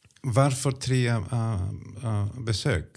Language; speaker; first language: Swedish; non-native, fluent; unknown